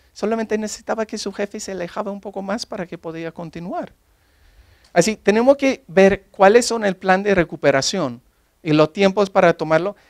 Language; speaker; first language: Spanish; non-native, fluent; English